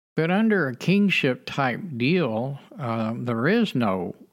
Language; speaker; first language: English; native; English